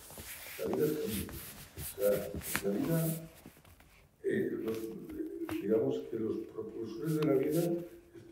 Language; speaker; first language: Spanish; native; Spanish